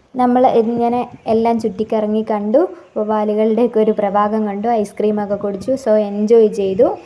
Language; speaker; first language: Malayalam; native; Malayalam